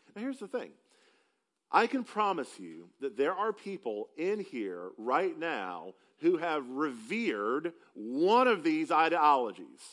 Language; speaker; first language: English; native; English